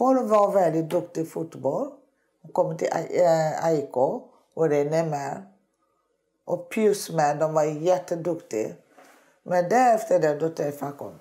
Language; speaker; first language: Swedish; non-native, learner; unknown